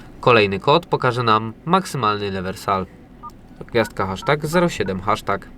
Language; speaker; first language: Polish; native; Polish